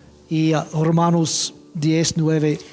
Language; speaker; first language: Spanish; non-native, fluent; English